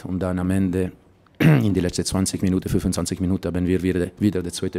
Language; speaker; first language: German; non-native, local second language; Italian